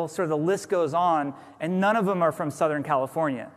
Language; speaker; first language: English; native; English